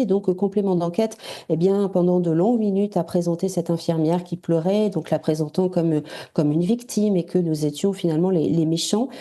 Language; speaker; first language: French; native; French